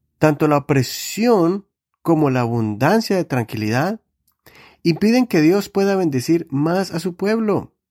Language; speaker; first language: Spanish; native; Spanish